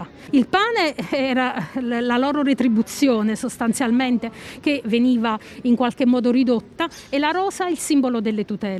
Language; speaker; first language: Italian; native; Italian